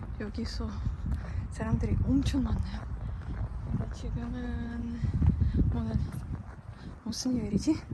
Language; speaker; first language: Korean; non-native, learner; Ukrainian